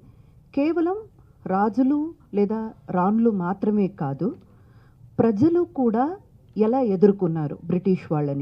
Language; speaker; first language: Telugu; native; Telugu